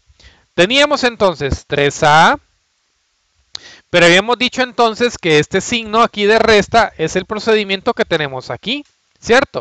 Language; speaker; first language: Spanish; native; Spanish